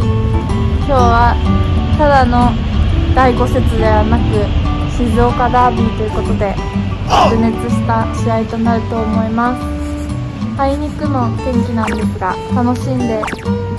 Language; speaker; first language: Japanese; native; Japanese